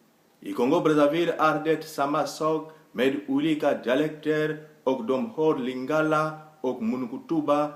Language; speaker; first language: Swedish; non-native, fluent; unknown